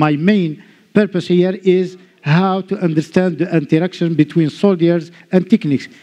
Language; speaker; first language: English; non-native, learner; Arabic